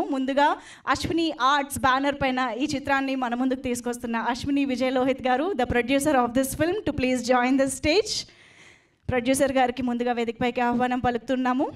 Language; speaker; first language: Telugu; native; Telugu